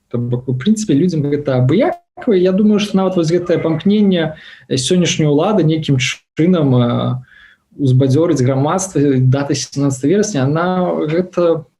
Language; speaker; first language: Belarusian; non-native, local second language; Russian